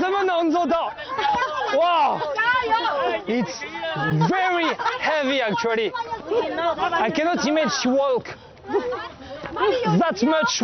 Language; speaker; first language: Chinese; non-native, fluent; French